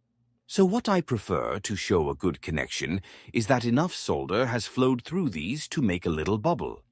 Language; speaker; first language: English; native; English